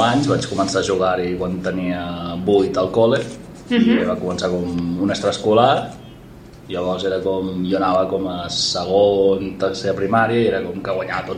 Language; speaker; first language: Catalan; native; Catalan